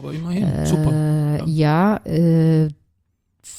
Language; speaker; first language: German; native; German